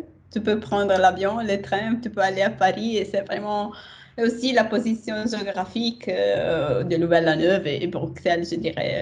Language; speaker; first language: French; non-native, fluent; Italian